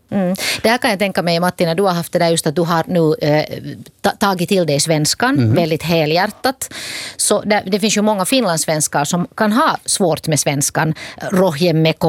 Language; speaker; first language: Swedish; native; Swedish